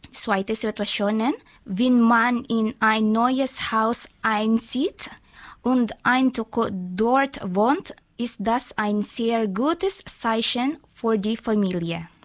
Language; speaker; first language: German; non-native, learner; Filipino